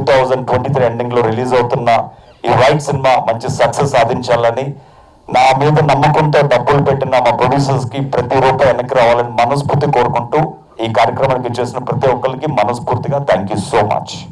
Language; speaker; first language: Telugu; native; Telugu